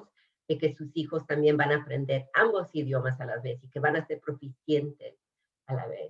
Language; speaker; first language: Spanish; early bilingual, other home language; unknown